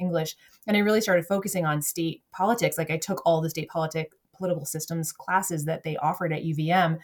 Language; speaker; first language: English; native; English